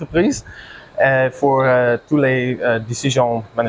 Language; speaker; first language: French; non-native, learner; English